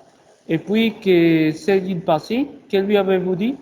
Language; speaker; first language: French; non-native, learner; Spanish